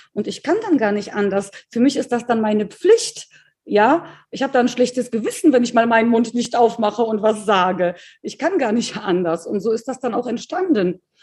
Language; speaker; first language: German; early bilingual, other home language; Polish